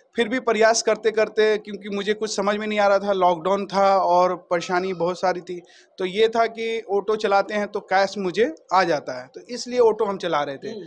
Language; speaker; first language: Hindi; native; Hindi